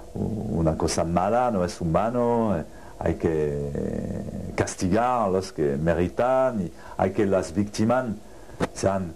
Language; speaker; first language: Spanish; non-native, learner; French